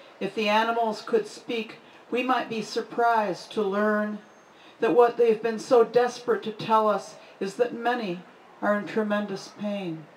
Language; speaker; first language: English; native; English